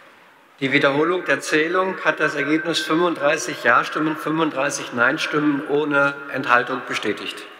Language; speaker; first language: German; native; German